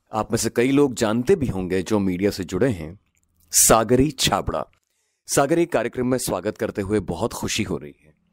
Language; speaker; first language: Hindi; native; Hindi